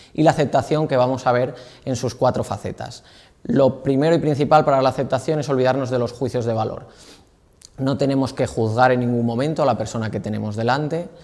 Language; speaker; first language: Spanish; native; Spanish